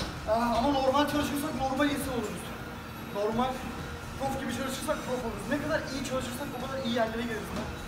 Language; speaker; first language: Turkish; native; Turkish